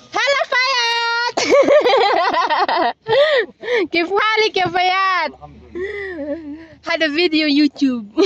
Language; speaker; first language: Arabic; non-native, learner; Filipino